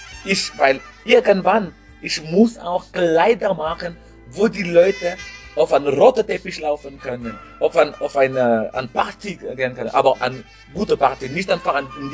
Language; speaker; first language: German; non-native, learner; French